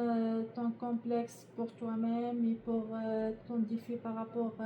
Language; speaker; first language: French; non-native, learner; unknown